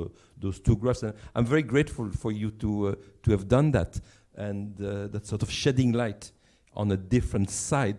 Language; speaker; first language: English; non-native, fluent; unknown